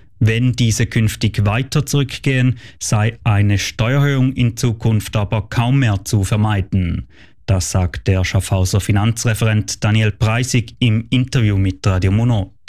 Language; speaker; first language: German; native; German